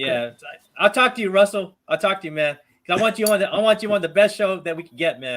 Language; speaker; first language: English; native; English